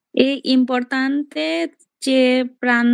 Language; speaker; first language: Italian; non-native, learner; Bangla